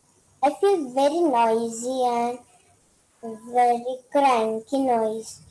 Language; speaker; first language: English; non-native, learner; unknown